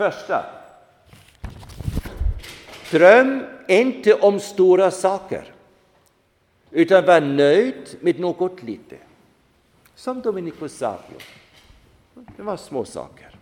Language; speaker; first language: Swedish; non-native, fluent; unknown